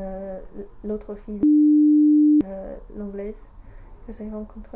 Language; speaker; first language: French; non-native, learner; English